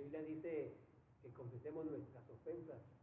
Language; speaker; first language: Spanish; native; Spanish